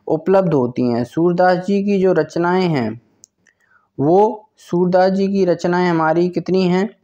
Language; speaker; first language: Hindi; native; Hindi